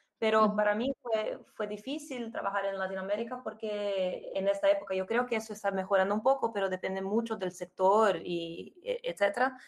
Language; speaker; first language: Spanish; non-native, fluent; Portuguese